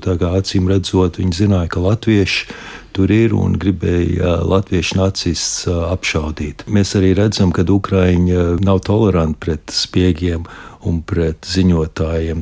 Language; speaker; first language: Latvian; early bilingual, heritage; Latvian